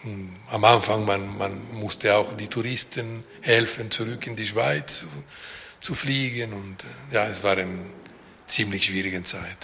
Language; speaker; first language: German; non-native, local second language; Italian